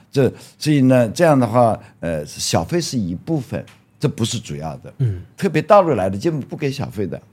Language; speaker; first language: Chinese; native; Chinese